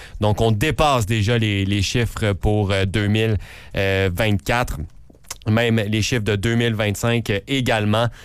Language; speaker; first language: French; native; French